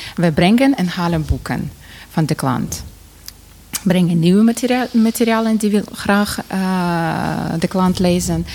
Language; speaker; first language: Dutch; non-native, fluent; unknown